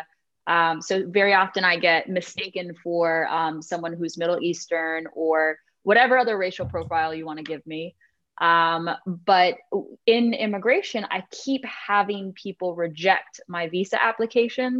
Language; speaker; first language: English; native; English